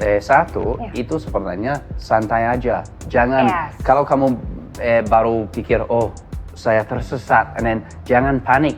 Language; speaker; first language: Indonesian; non-native, learner; English